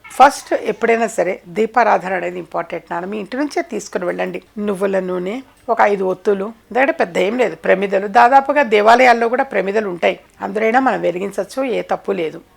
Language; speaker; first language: Telugu; native; Telugu